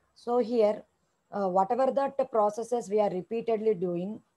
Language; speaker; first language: English; non-native, local second language; Telugu